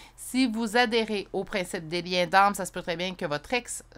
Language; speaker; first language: French; native; French